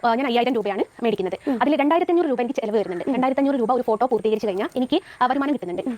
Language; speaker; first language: Malayalam; native; Malayalam